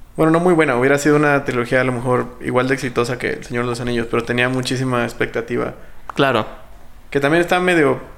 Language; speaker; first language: Spanish; native; Spanish